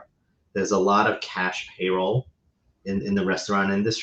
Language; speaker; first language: English; native; English